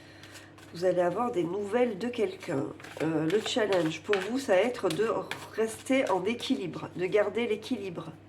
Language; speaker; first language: French; native; French